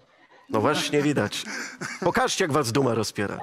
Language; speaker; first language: Polish; native; Polish